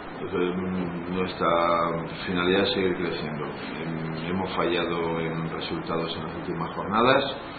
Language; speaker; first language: Spanish; native; Spanish